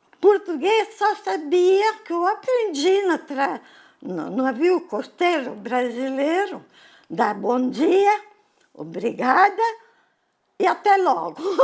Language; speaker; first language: Portuguese; early bilingual, other home language; Italian